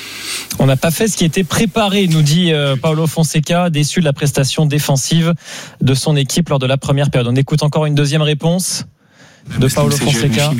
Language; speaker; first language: French; native; French